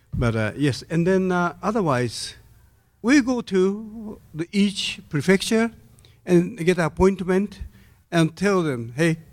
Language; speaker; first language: English; non-native, learner; Japanese